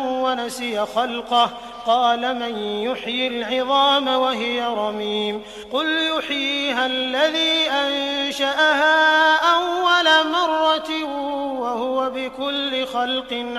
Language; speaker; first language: Arabic; native; Arabic